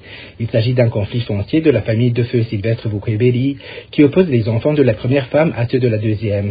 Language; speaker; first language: French; non-native, local second language; Rundi